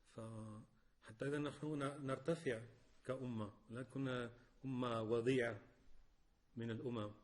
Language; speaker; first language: Arabic; non-native, fluent; Spanish